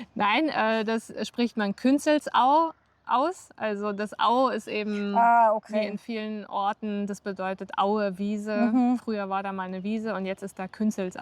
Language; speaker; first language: German; native; German